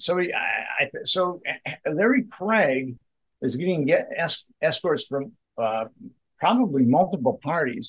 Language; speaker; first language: English; native; English